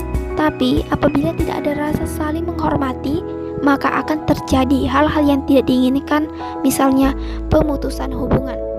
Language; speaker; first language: Indonesian; native; Indonesian